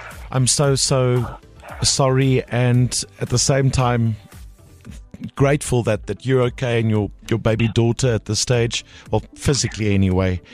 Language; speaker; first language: English; non-native, local second language; Afrikaans